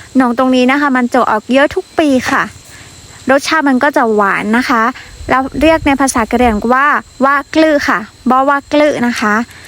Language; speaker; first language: Thai; non-native, local second language; Karen languages